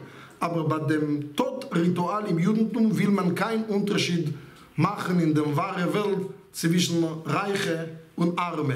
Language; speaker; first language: German; non-native, fluent; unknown